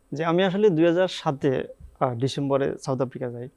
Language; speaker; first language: Bangla; native; Bangla